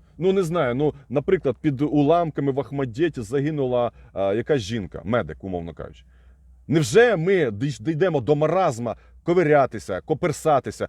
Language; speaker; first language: Ukrainian; non-native, local second language; Russian